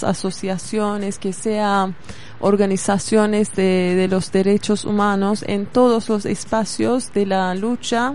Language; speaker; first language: Spanish; non-native, fluent; Kurdish